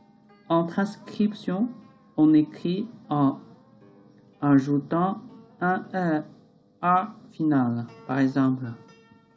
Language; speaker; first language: French; non-native, learner; Chinese